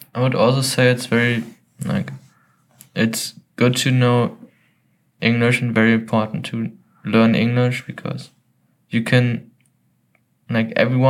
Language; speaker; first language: English; non-native, fluent; German